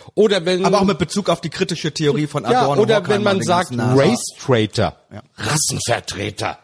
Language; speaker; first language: German; early bilingual, other home language; Turkish